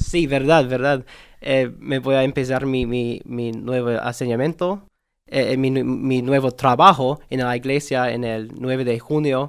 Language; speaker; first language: Spanish; non-native, learner; English